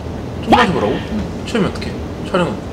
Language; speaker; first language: Korean; native; Korean